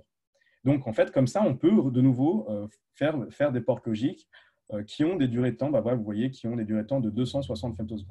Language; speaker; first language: French; native; French